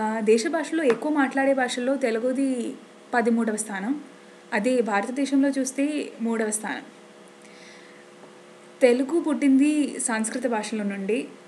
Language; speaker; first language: Telugu; non-native, local second language; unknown